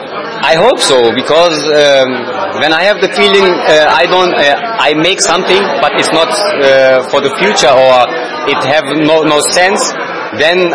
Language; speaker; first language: English; non-native, learner; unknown